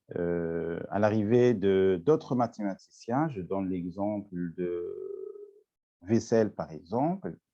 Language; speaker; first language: French; non-native, local second language; Arabic